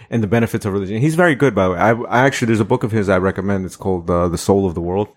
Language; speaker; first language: English; native; English